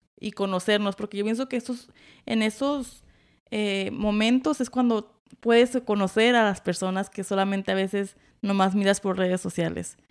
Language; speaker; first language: Spanish; early bilingual, heritage; Spanish